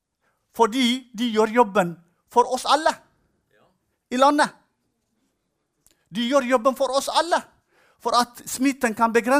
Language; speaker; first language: Norwegian; non-native, fluent; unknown